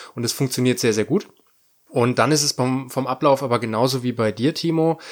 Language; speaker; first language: German; native; German